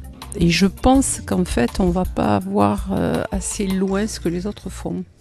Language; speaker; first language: French; native; French